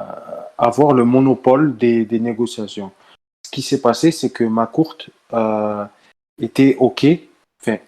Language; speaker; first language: French; native; French